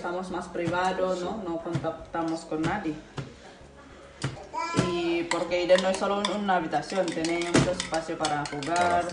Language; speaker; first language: Spanish; non-native, learner; Indonesian